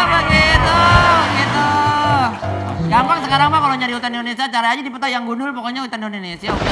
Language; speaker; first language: Indonesian; native; Indonesian